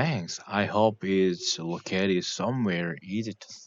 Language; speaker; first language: English; non-native, learner; Korean